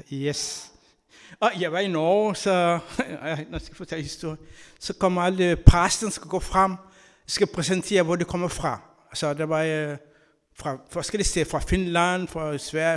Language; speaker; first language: Danish; non-native, learner; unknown